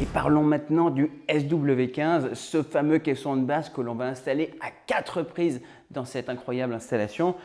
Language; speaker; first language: French; native; French